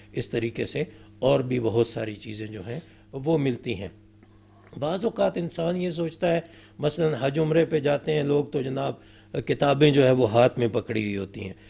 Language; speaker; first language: Urdu; native; Urdu